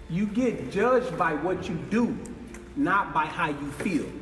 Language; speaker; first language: English; native; English